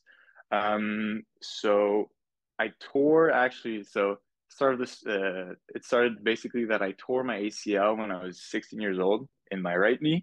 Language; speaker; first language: English; native; English